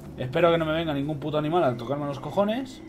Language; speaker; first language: Spanish; native; Spanish